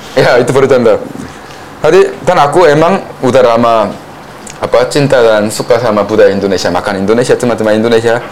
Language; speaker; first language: Indonesian; non-native, fluent; Korean